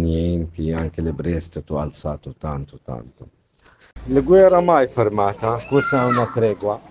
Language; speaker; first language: Italian; non-native, learner; Arabic